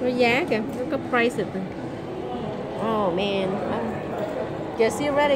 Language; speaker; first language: English; non-native, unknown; Vietnamese